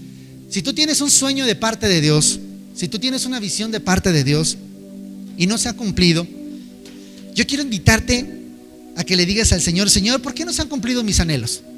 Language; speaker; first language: Spanish; native; Spanish